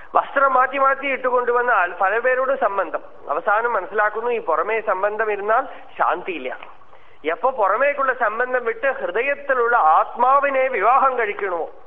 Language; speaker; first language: Malayalam; non-native, local second language; Tamil